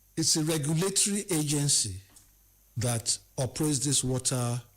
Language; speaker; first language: English; non-native, local second language; Yoruba